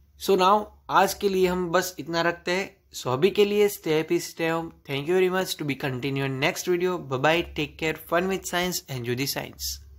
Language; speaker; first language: Hindi; non-native, local second language; Gujarati